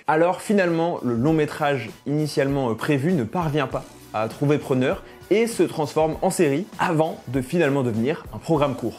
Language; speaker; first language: French; native; French